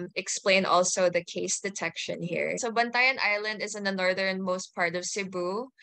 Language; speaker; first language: English; native; English